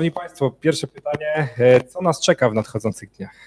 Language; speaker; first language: Polish; native; Polish